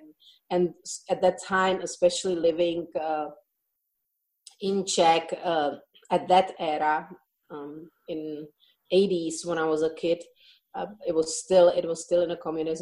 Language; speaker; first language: English; non-native, fluent; Czech